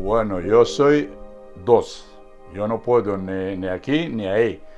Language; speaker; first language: Spanish; non-native, fluent; Arabic